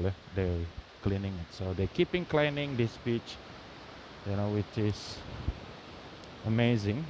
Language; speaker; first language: English; non-native, learner; Indonesian